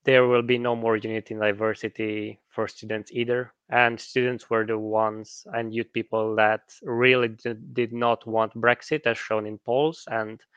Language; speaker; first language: English; non-native, fluent; Romanian